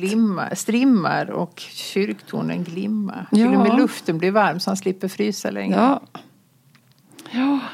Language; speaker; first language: Swedish; native; Swedish